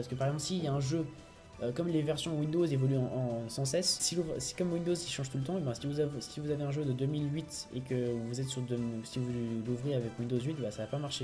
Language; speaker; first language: French; native; French